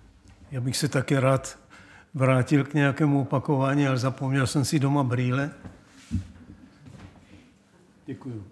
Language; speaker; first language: Czech; native; Czech